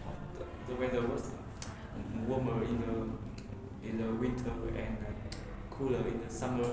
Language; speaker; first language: English; non-native, learner; Vietnamese